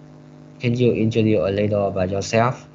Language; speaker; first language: English; non-native, learner; Vietnamese